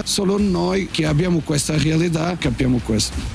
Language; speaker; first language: Italian; non-native, fluent; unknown